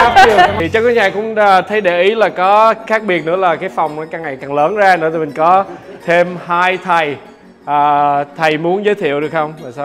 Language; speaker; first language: Vietnamese; early bilingual, heritage; Vietnamese